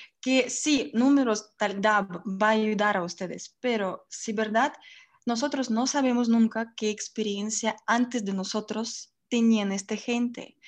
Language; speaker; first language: Spanish; non-native, learner; Russian